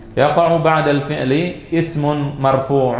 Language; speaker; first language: Arabic; non-native, fluent; Indonesian